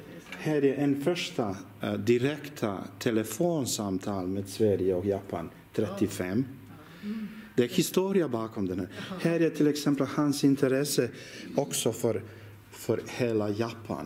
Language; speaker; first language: Swedish; non-native, learner; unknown